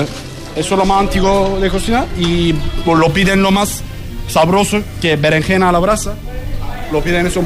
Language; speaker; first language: Spanish; non-native, fluent; Turkish